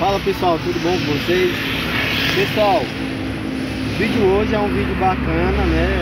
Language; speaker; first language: Portuguese; native; Portuguese